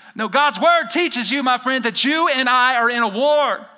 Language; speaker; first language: English; native; English